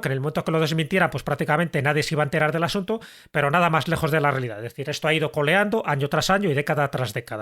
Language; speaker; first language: Spanish; native; Spanish